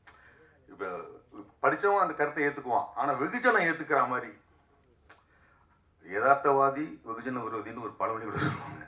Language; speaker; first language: Tamil; native; Tamil